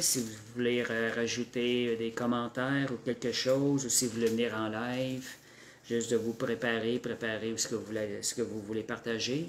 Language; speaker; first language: French; native; French